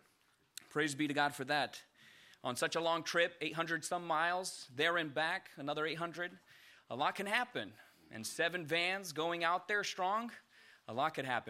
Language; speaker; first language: English; early bilingual, other home language; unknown